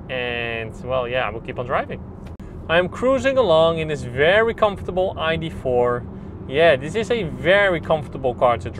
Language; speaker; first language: English; non-native, fluent; Dutch